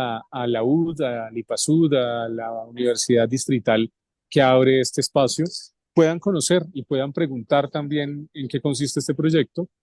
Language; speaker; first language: Spanish; native; Spanish